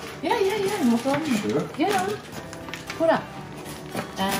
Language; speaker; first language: Japanese; native; Japanese